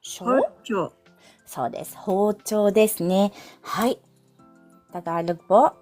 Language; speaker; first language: Japanese; non-native, fluent; Filipino